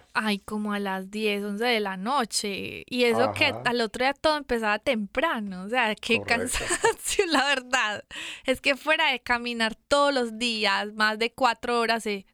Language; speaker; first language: Spanish; native; Spanish